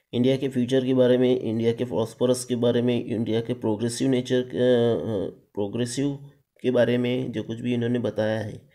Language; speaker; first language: Hindi; non-native, local second language; Marathi